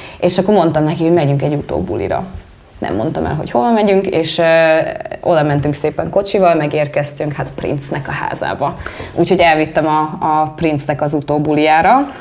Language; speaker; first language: Hungarian; early bilingual, heritage; Hungarian